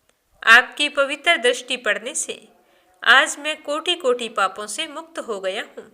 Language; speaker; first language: Hindi; native; Hindi